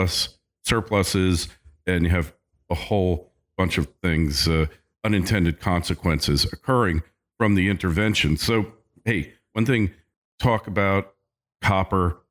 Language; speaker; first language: English; native; English